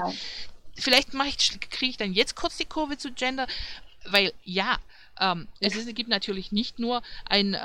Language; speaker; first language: German; native; German